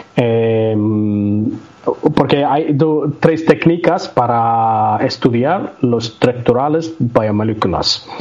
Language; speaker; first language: Spanish; non-native, learner; Tamil